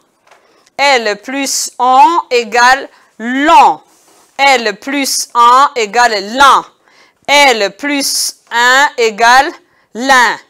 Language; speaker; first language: French; non-native, local second language; Kinyarwanda